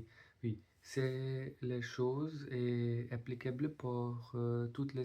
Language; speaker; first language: French; non-native, learner; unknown